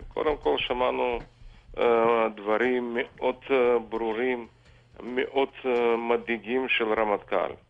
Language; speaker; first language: Hebrew; non-native, fluent; Russian